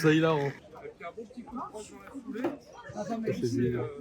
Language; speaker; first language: French; native; French